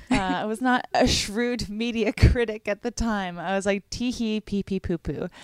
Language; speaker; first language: English; native; English